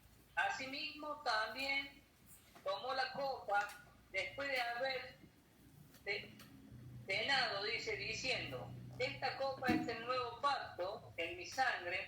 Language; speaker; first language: Spanish; native; Spanish